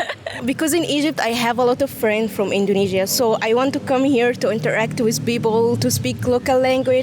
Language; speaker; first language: English; non-native, fluent; Arabic